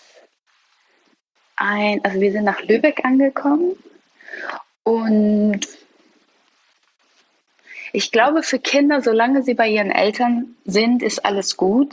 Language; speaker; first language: German; early bilingual, other home language; Persian